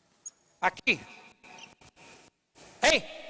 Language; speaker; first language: Spanish; non-native, learner; English